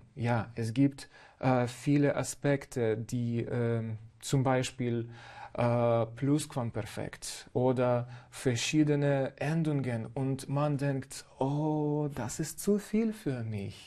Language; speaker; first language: German; non-native, fluent; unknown